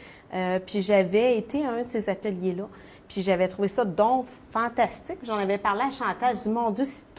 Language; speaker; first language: French; native; French